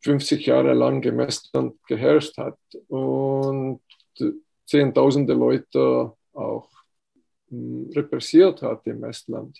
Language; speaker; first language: German; non-native, fluent; Estonian